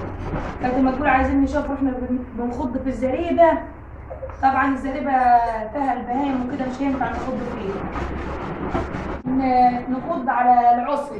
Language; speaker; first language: Arabic; native; Arabic